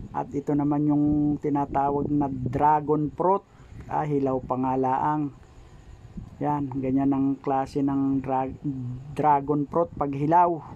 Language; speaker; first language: Filipino; native; Filipino